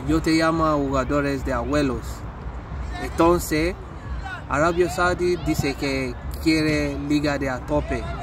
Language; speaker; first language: Spanish; non-native, learner; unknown